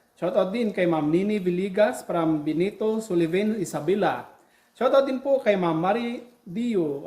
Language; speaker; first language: Filipino; non-native, local second language; Cebuano